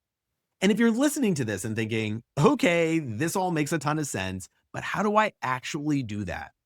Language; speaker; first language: English; native; English